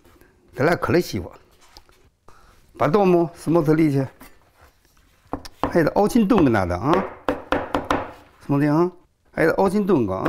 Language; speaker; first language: Russian; non-native, learner; Chinese